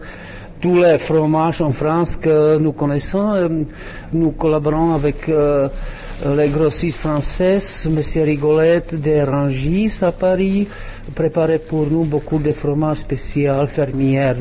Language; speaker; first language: French; non-native, learner; Czech